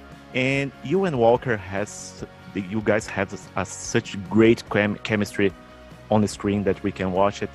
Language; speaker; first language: English; non-native, fluent; Portuguese